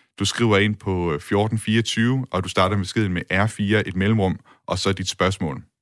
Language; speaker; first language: Danish; native; Danish